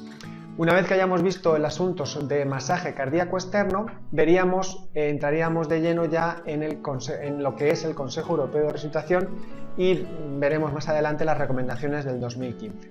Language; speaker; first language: Spanish; native; Spanish